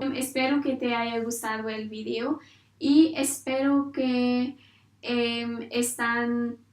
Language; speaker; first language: Spanish; non-native, learner; English